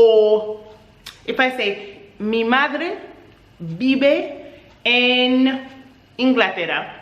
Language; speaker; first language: Spanish; non-native, fluent; English